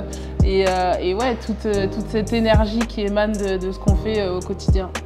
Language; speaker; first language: French; native; French